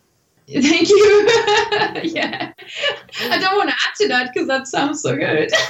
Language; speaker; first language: English; non-native, fluent; German